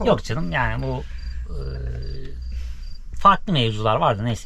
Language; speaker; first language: Turkish; native; Turkish